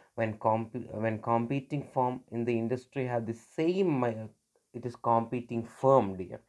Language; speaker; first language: English; non-native, local second language; Malayalam